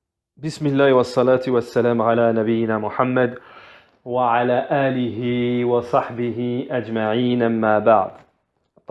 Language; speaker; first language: Arabic; non-native, fluent; French